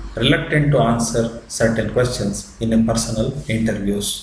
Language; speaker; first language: English; non-native, local second language; Kannada